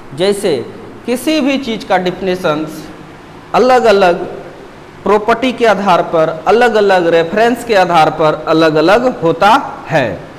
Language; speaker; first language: Hindi; native; Hindi